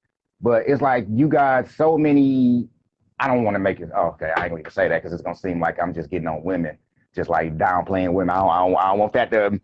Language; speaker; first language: English; native; English